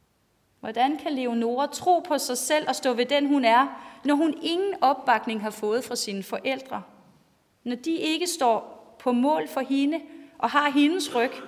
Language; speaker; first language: Danish; native; Danish